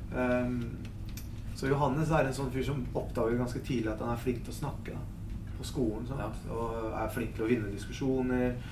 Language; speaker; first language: Norwegian; early bilingual, other home language; Spanish